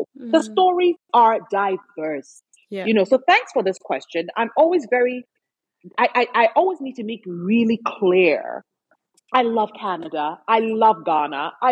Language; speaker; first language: English; non-native, local second language; Akan